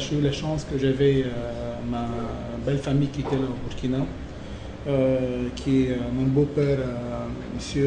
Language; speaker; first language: French; non-native, local second language; Arabic